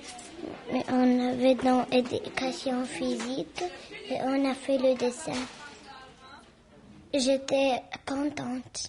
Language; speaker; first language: French; early bilingual, other home language; Arabic